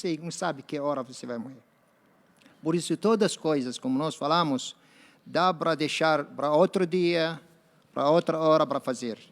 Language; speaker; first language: Portuguese; non-native, learner; Arabic